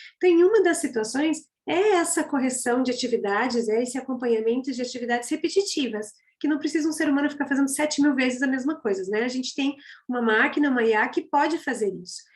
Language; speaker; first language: Portuguese; native; Portuguese